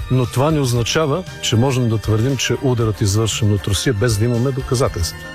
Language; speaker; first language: Bulgarian; native; Bulgarian